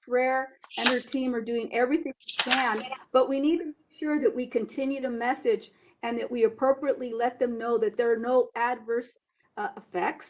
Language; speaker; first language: English; early bilingual, other home language; Spanish